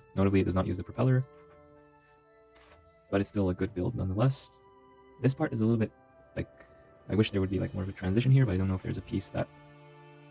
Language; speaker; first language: English; native; English